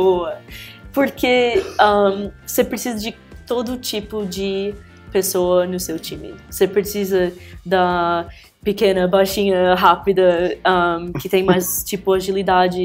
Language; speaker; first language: Portuguese; early bilingual, heritage; English